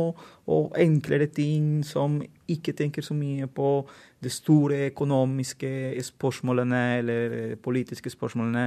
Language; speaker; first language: Norwegian; non-native, fluent; Spanish